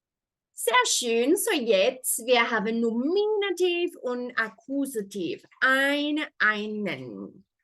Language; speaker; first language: German; non-native, fluent; Spanish